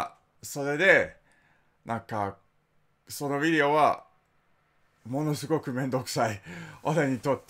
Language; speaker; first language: Japanese; non-native, learner; English